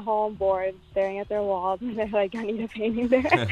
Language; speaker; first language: English; non-native, local second language; Tamil